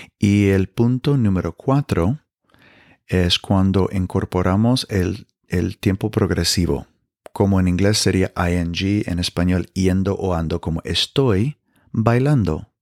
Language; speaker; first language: Spanish; non-native, fluent; English